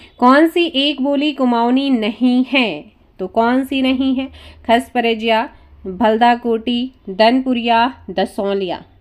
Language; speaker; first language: Hindi; native; Hindi